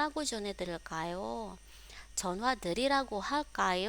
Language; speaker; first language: Korean; non-native, fluent; Indonesian